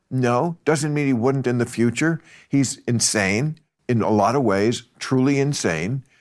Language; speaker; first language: English; native; English